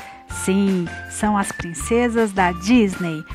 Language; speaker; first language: Portuguese; native; Portuguese